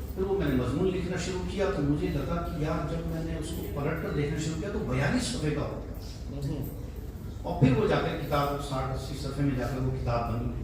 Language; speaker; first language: Urdu; native; Urdu